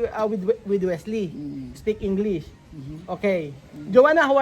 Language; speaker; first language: English; non-native, learner; Filipino